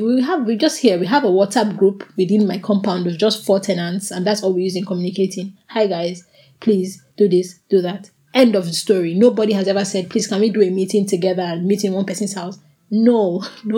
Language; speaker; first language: English; non-native, local second language; Igbo